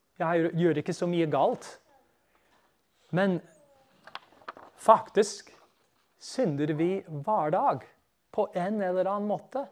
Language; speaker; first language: Norwegian; non-native, fluent; English